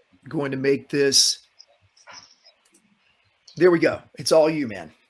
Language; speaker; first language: English; native; English